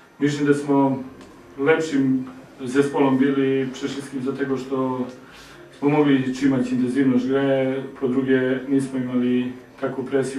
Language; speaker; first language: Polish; non-native, learner; Croatian